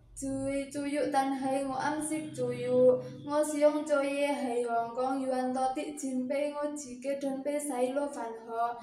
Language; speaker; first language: Cantonese; non-native, learner; Indonesian